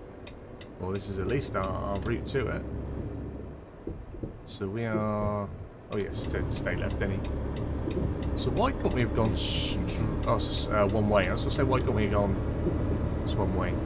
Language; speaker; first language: English; native; English